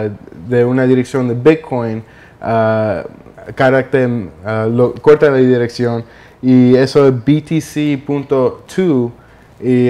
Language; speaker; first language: Spanish; early bilingual, heritage; Spanish